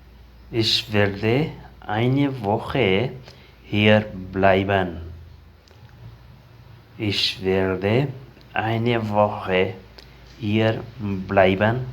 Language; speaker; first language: German; non-native, learner; Urdu